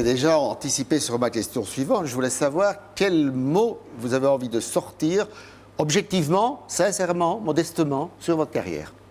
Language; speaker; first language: French; native; French